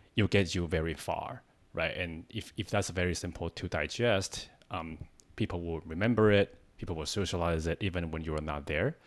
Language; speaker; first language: English; non-native, fluent; Chinese